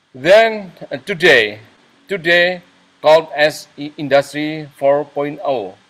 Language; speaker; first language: English; non-native, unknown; Indonesian